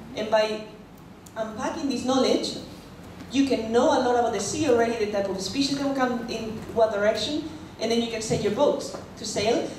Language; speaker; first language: English; non-native, fluent; Spanish